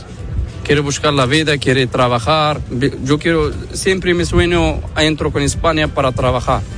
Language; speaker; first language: Spanish; non-native, learner; Arabic